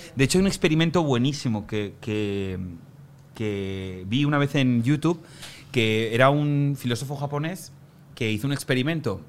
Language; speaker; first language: Spanish; native; Spanish